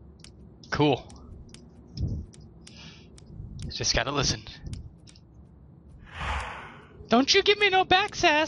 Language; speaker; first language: English; native; English